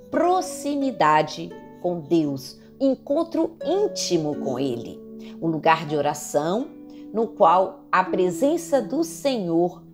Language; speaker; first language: Portuguese; native; Portuguese